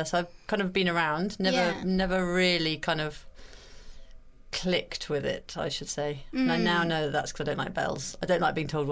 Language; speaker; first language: English; native; English